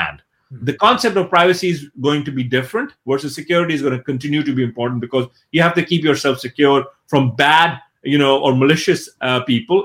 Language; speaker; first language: English; non-native, local second language; Urdu